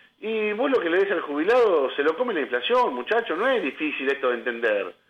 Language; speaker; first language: Spanish; native; Spanish